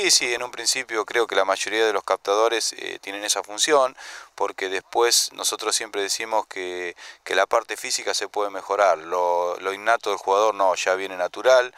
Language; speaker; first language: Spanish; native; Spanish